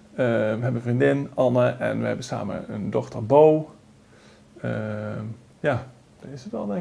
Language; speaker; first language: Dutch; native; Dutch